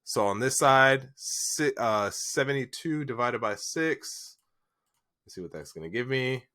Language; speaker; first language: English; native; English